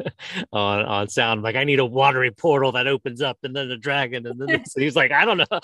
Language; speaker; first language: English; native; English